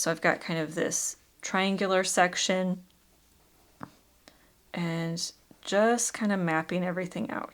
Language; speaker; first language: English; native; English